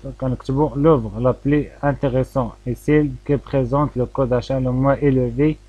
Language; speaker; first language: French; non-native, local second language; Arabic